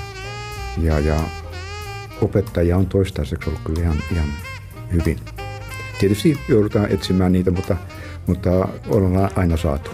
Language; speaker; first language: Finnish; native; Finnish